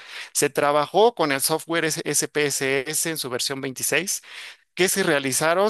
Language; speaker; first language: Spanish; native; Spanish